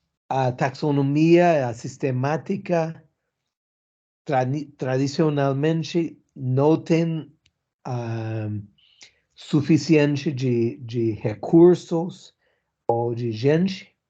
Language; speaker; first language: Portuguese; non-native, learner; English